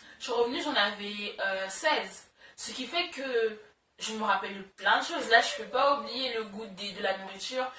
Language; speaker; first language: French; early bilingual, other home language; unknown